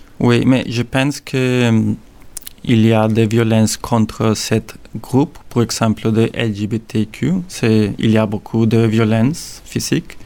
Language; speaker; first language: French; non-native, learner; Spanish